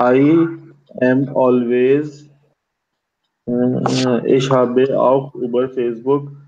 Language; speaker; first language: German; non-native, learner; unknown